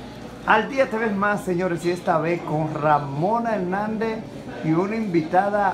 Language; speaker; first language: Spanish; native; Spanish